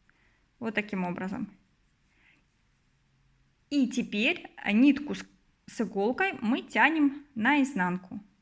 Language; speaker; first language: Russian; native; Russian